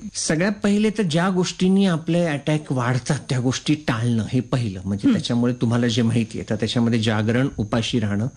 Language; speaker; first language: Marathi; native; Marathi